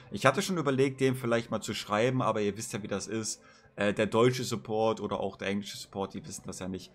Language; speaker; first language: German; native; German